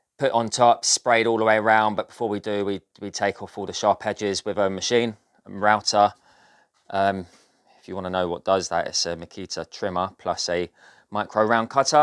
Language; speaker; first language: English; native; English